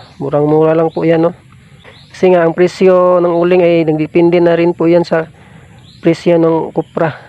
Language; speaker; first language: Filipino; non-native, local second language; Cebuano